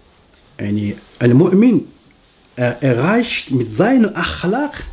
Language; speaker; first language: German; non-native, learner; Arabic